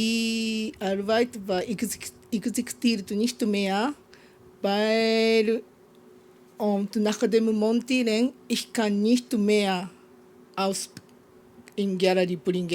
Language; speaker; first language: German; non-native, learner; Japanese